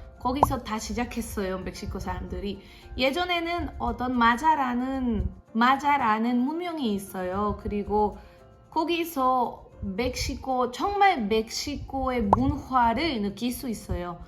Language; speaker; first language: Korean; non-native, fluent; Spanish